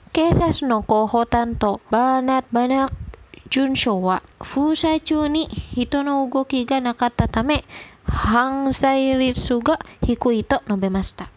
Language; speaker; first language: Japanese; non-native, fluent; Indonesian